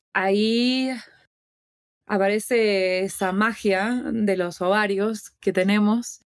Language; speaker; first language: Spanish; native; Spanish